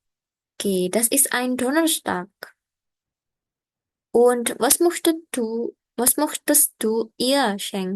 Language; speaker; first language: German; non-native, learner; Indonesian